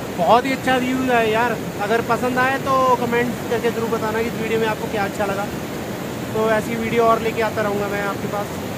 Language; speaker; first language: Hindi; non-native, local second language; Punjabi